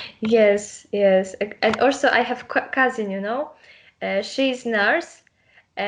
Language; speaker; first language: English; non-native, learner; Polish